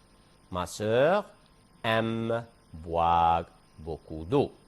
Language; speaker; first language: French; non-native, fluent; Arabic